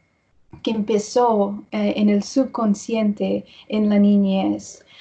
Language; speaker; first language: Spanish; early bilingual, heritage; English